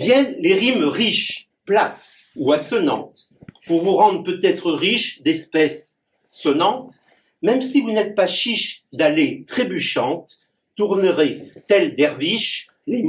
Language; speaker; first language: French; native; French